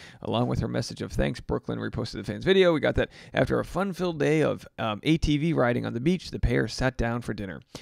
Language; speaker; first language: English; native; English